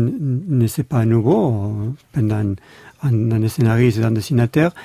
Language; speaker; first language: French; non-native, learner; Spanish